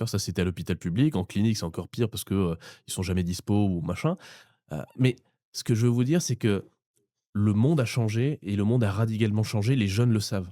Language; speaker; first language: French; native; French